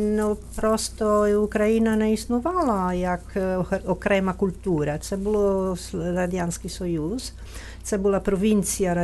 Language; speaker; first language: Ukrainian; non-native, fluent; Italian